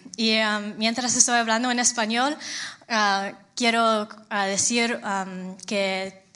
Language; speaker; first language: Spanish; non-native, fluent; English